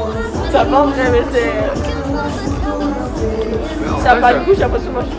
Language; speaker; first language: French; native; French